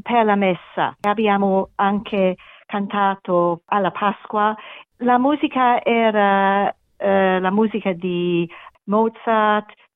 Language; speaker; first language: Italian; non-native, learner; German